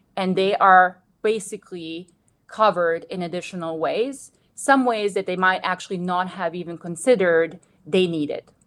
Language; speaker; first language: English; non-native, fluent; Bosnian